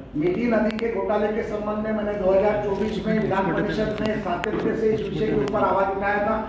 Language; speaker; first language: Hindi; non-native, local second language; Marathi